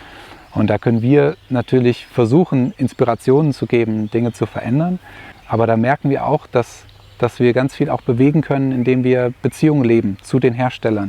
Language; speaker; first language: German; native; German